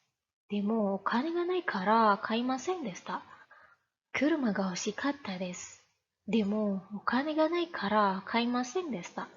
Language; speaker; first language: Japanese; non-native, fluent; Indonesian